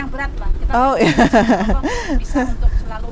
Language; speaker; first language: Indonesian; native; Indonesian